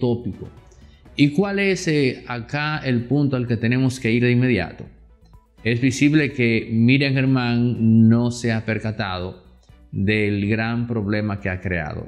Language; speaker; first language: Spanish; native; Spanish